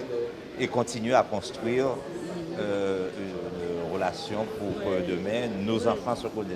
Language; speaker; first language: French; native; French